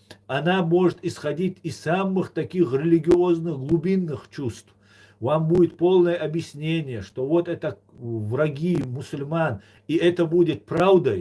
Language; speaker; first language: Russian; non-native, local second language; Chechen